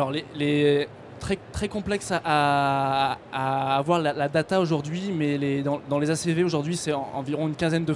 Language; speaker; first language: French; native; French